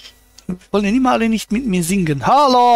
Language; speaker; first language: German; native; German